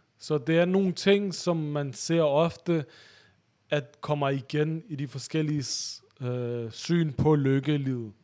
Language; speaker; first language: Danish; early bilingual, other home language; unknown